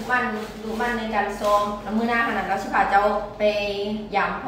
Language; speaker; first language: Chinese; non-native, learner; Lao